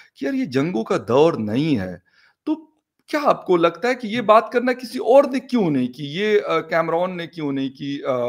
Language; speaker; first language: Urdu; non-native, local second language; Pashto